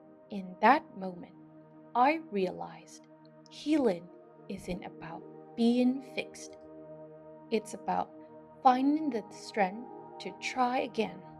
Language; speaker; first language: English; non-native, fluent; Burmese